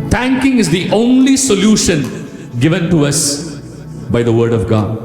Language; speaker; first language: English; non-native, local second language; Tamil